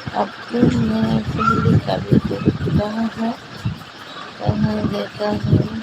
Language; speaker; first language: Hindi; non-native, learner; Bangla